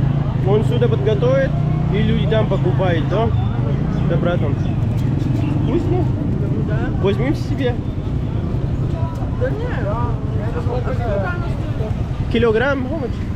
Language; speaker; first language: Russian; non-native, learner; Pashto